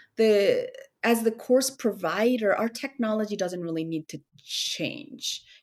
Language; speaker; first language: English; early bilingual, other home language; Korean